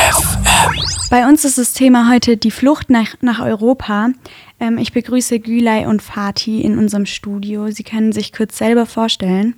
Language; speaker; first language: German; native; German